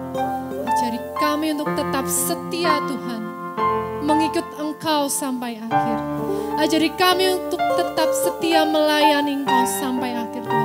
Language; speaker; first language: Indonesian; native; Indonesian